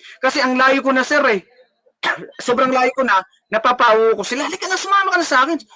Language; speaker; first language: Filipino; native; Filipino